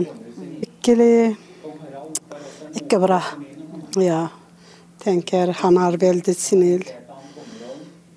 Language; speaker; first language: Norwegian; non-native, learner; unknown